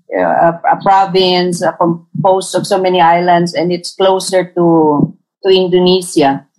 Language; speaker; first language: English; non-native, local second language; Tausug